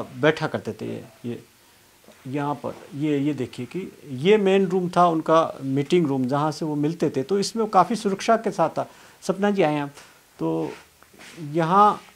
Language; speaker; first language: Hindi; native; Hindi